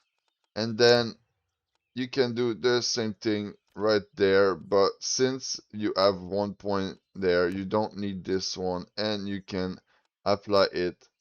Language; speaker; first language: English; non-native, fluent; French